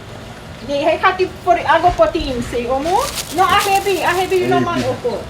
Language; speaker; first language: Dutch; non-native, local second language; Caribbean Hindustani